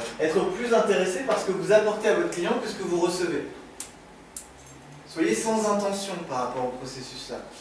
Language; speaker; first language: French; native; French